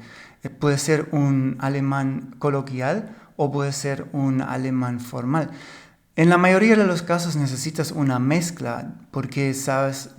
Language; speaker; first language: Spanish; non-native, fluent; German